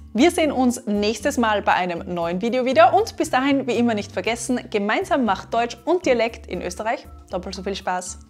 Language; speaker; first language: German; native; German